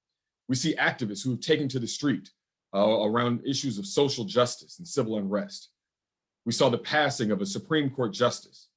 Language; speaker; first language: English; native; English